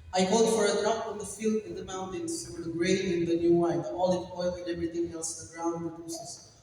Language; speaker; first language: English; non-native, local second language; Filipino